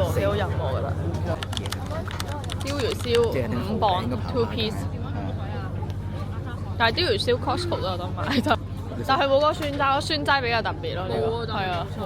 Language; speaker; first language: Cantonese; native; Cantonese